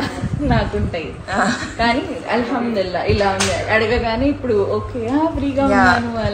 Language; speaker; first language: Telugu; non-native, local second language; Urdu